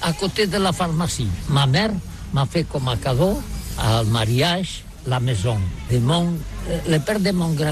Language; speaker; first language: French; non-native, learner; Catalan